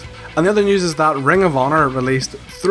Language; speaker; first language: English; native; English